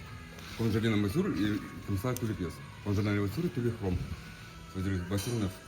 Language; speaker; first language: French; non-native, learner; Russian